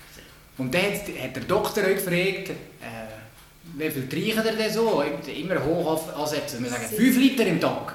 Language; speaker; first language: German; native; German